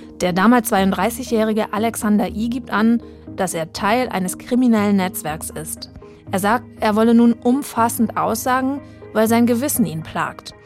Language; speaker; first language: German; native; German